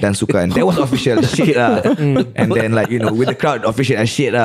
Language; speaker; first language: English; non-native, local second language; Malay